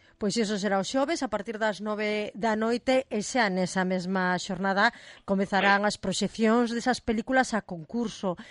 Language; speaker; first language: Galician; native; Galician